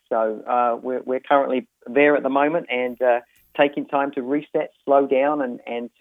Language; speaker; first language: English; native; English